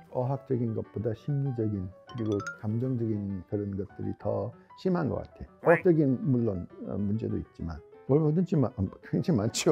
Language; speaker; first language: Korean; non-native, fluent; English